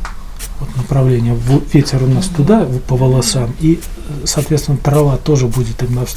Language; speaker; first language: Russian; native; Russian